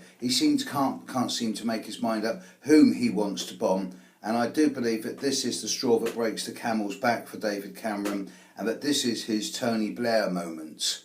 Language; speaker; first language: English; native; English